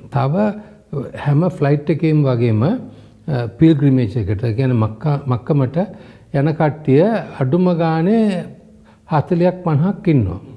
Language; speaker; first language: Sinhala; non-native, local second language; Tamil